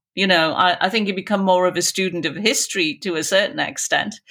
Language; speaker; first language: English; native; English